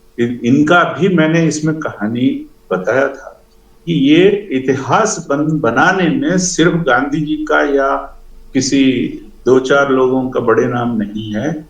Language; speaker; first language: Hindi; non-native, local second language; Telugu